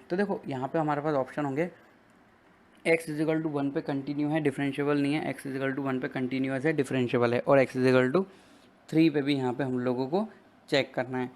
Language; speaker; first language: Hindi; native; Hindi